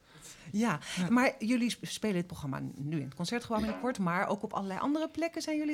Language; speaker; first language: Dutch; native; Dutch